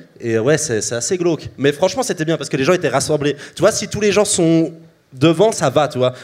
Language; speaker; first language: French; native; French